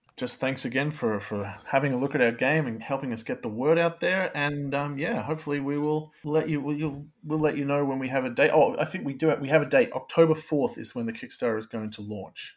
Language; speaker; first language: English; native; English